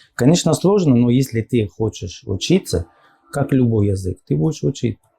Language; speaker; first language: Russian; non-native, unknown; Arabic